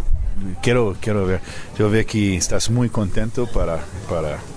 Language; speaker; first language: Spanish; non-native, learner; English